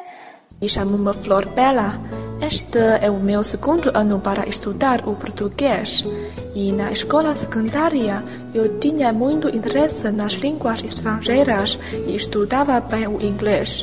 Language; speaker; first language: Portuguese; non-native, learner; Chinese